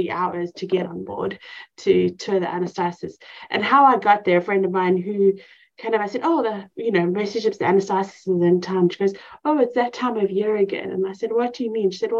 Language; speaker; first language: English; native; English